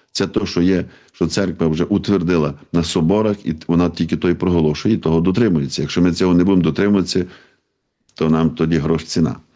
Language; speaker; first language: Ukrainian; native; Ukrainian